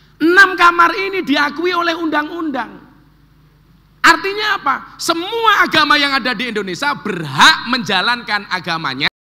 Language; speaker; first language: Indonesian; native; Indonesian